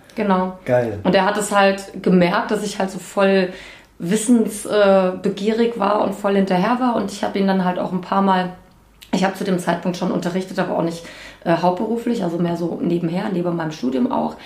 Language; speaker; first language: German; native; German